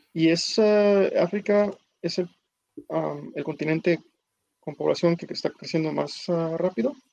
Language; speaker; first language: Spanish; early bilingual, heritage; Spanish